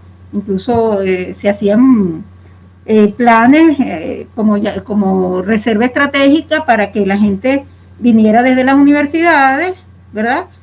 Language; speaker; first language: Spanish; native; Spanish